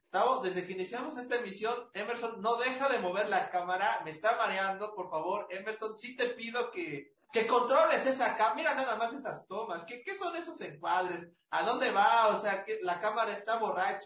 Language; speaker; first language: Spanish; native; Spanish